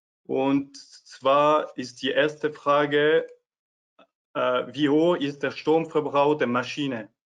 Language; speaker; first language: German; non-native, fluent; French